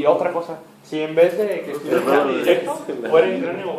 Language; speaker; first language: Spanish; native; Spanish